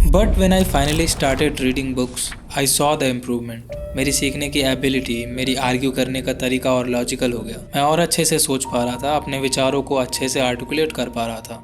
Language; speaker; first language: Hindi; non-native, local second language; Bhojpuri